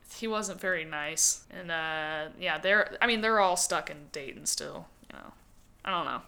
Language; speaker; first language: English; native; English